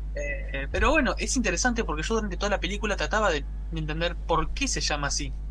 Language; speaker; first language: Spanish; native; Spanish